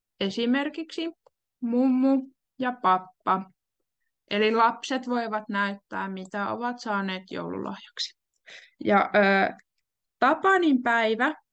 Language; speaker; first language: Finnish; native; Finnish